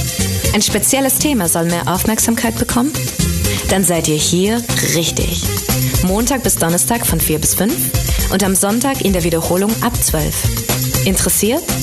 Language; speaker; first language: German; native; German